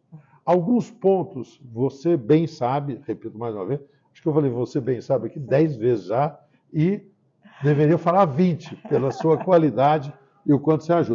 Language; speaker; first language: Portuguese; native; Portuguese